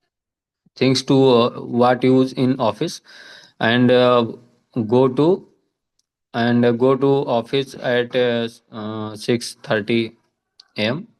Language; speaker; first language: English; non-native, learner; Hindi